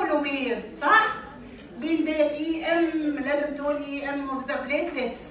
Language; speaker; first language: Arabic; native; Arabic